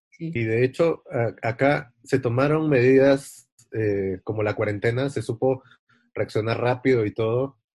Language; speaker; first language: Spanish; native; Spanish